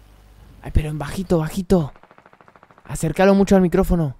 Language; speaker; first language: Spanish; native; Spanish